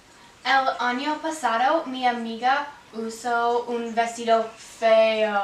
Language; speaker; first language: Spanish; non-native, learner; English